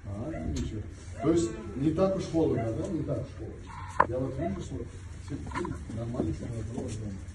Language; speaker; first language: Russian; non-native, local second language; Uzbek